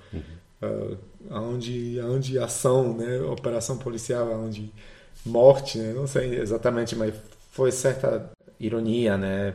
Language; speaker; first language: Portuguese; non-native, fluent; Polish